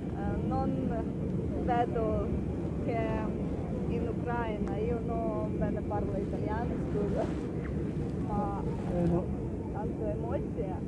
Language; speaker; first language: Italian; non-native, learner; Russian